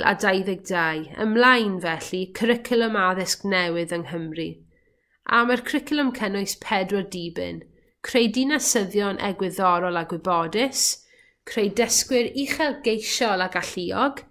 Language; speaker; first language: Welsh; native; Welsh